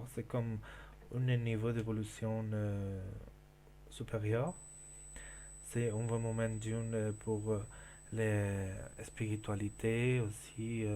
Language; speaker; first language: French; non-native, learner; Spanish